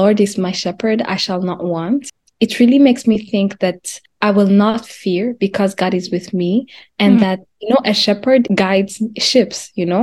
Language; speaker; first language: English; non-native, local second language; Kinyarwanda